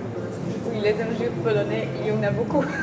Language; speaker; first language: French; non-native, fluent; Polish